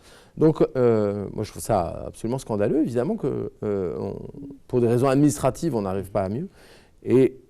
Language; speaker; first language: French; native; French